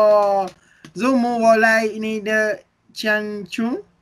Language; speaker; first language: Chinese; non-native, learner; Malay